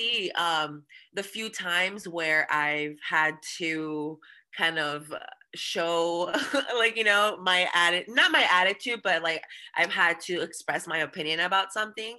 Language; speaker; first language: English; early bilingual, other home language; Spanish